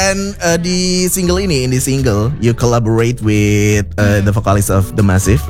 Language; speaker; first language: English; non-native, learner; Indonesian